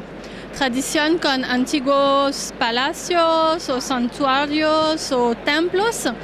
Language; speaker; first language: Spanish; non-native, fluent; Korean